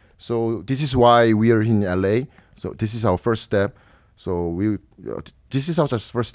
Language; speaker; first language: English; early bilingual, other home language; Korean